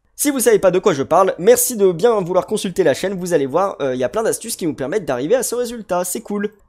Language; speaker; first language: French; native; French